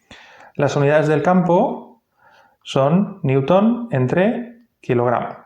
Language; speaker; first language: Spanish; native; Spanish